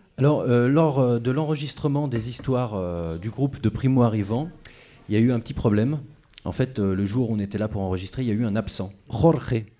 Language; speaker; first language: French; native; French